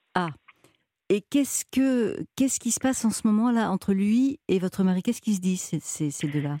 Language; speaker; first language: French; native; French